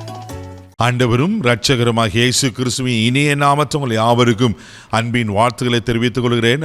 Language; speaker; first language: Tamil; native; Tamil